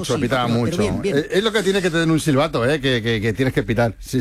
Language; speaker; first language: Spanish; native; Spanish